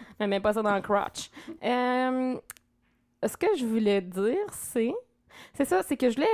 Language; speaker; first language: French; native; French